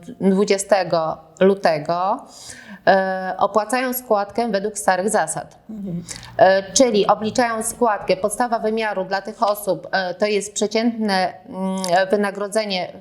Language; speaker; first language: Polish; native; Polish